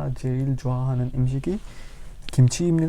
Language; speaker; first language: Korean; non-native, fluent; Urdu